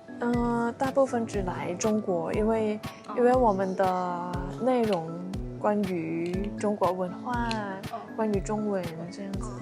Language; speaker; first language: Chinese; non-native, learner; Thai